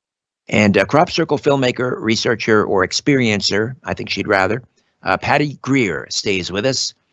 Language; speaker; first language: English; native; English